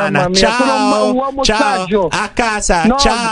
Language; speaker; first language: Italian; non-native, fluent; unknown